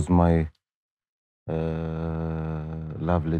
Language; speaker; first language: English; non-native, learner; Arabic